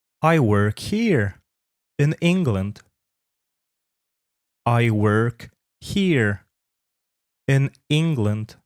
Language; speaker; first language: English; non-native, fluent; Polish